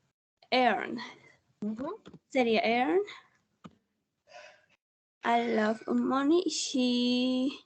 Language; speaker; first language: English; non-native, learner; Spanish